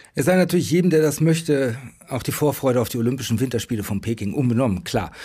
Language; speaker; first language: German; native; German